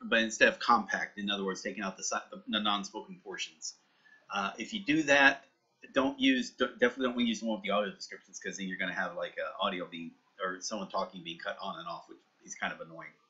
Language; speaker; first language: English; native; English